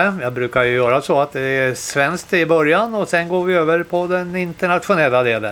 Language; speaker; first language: Swedish; native; Swedish